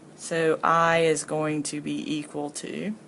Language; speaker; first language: English; native; English